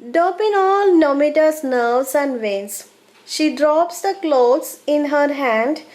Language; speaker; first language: English; non-native, local second language; Malayalam